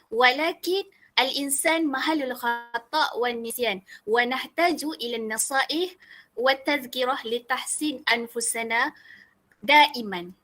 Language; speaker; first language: Arabic; non-native, learner; Malay